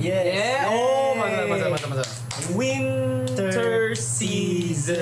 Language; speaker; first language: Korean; non-native, learner; Filipino